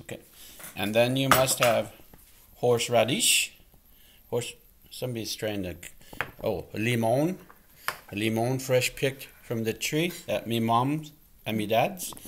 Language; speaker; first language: English; native; English